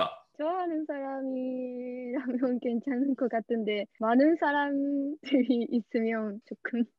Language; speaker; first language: Korean; non-native, learner; Japanese